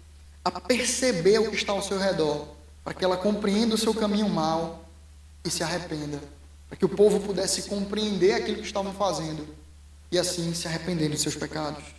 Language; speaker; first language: Portuguese; native; Portuguese